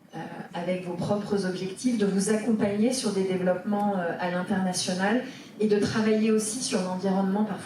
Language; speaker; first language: French; native; French